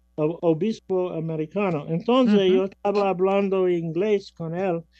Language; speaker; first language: Spanish; non-native, learner; English